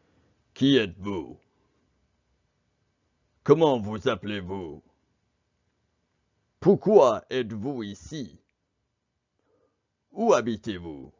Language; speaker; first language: French; non-native, fluent; English